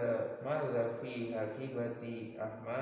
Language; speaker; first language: Arabic; non-native, learner; Indonesian